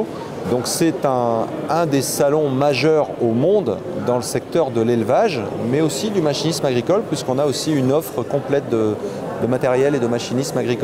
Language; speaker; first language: French; native; French